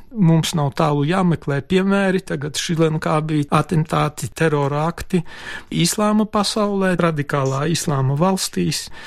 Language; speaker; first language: Latvian; non-native, local second language; Polish